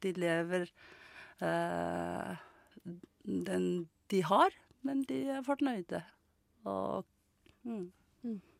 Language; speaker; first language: Norwegian; non-native, learner; Mongolian